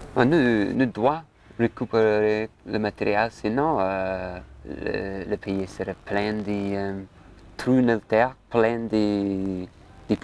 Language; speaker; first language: French; non-native, learner; English